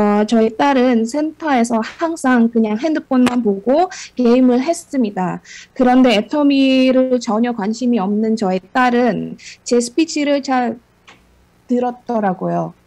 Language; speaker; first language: Korean; non-native, fluent; Indonesian